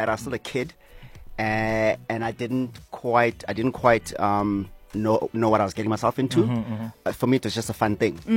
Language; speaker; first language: English; non-native, local second language; Xhosa